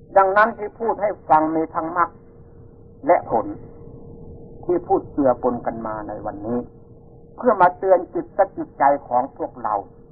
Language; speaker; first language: Thai; non-native, local second language; Northeastern Thai